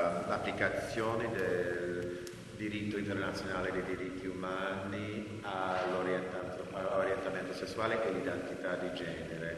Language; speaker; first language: Italian; non-native, fluent; English